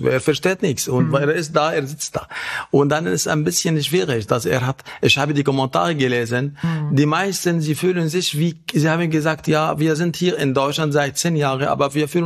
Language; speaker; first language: German; non-native, fluent; Arabic